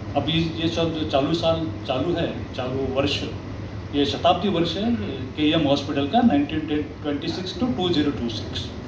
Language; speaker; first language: Hindi; non-native, local second language; Marathi